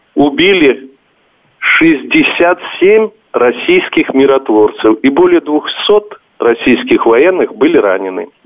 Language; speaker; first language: Russian; non-native, local second language; Georgian